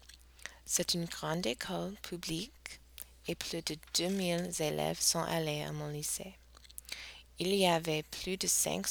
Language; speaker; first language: French; non-native, learner; English